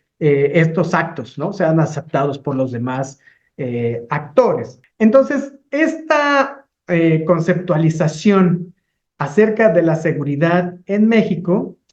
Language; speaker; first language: Spanish; native; Spanish